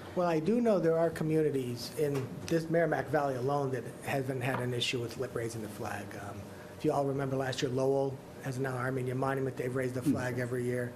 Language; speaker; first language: English; native; English